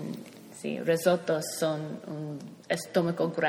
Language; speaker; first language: Spanish; non-native, learner; English